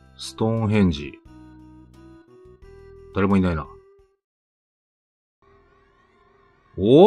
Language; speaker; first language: Japanese; native; Japanese